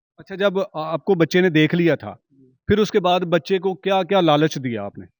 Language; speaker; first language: Urdu; non-native, local second language; Punjabi